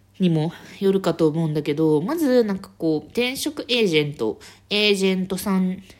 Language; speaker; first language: Japanese; native; Japanese